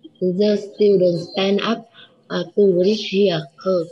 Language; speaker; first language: English; non-native, learner; Vietnamese